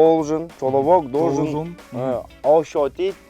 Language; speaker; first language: Russian; native; Russian